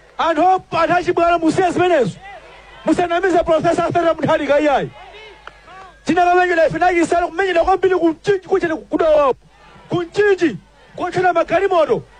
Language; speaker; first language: Nyanja; native; Nyanja